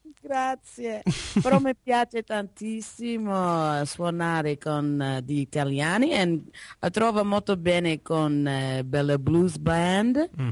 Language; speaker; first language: Italian; non-native, learner; English